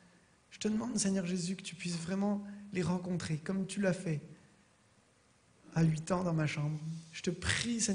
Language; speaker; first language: French; native; French